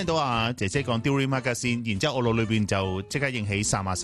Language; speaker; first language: Cantonese; native; Cantonese